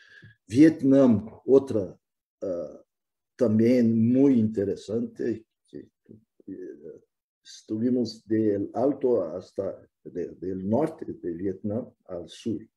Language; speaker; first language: Spanish; non-native, fluent; Portuguese